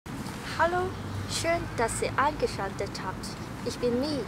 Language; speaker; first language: German; non-native, learner; Vietnamese